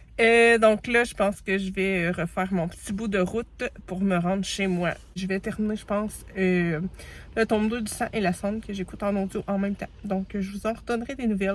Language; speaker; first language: French; native; French